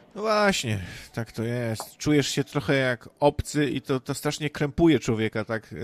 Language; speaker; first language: Polish; native; Polish